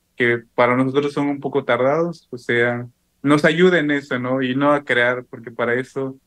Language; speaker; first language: Spanish; non-native, local second language; Zapotec